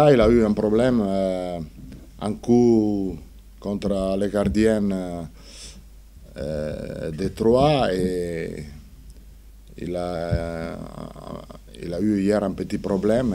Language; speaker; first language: French; non-native, fluent; Italian